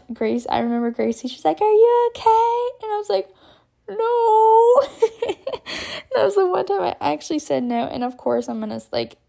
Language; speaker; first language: English; native; English